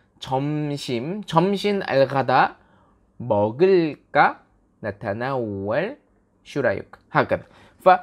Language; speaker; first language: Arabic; non-native, fluent; Korean